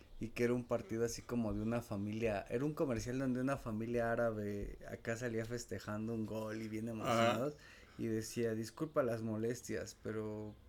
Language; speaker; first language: Spanish; native; Spanish